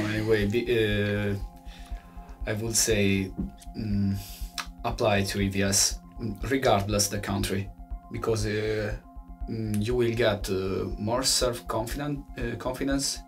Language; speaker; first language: English; non-native, fluent; Italian